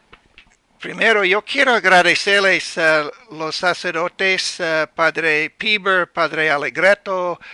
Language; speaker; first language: Spanish; non-native, learner; English